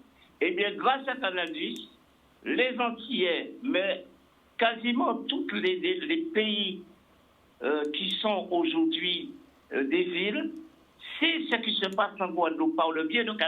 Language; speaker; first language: French; native; French